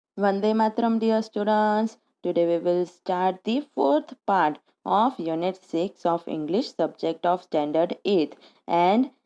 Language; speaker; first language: English; non-native, local second language; Gujarati